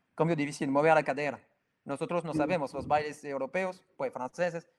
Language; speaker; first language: Spanish; non-native, fluent; French